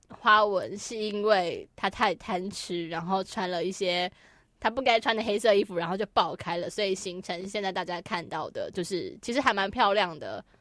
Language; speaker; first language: Chinese; native; Chinese